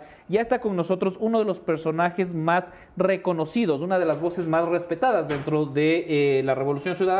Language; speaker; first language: Spanish; native; Spanish